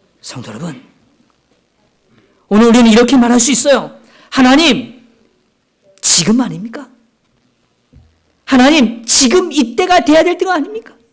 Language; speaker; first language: Korean; native; Korean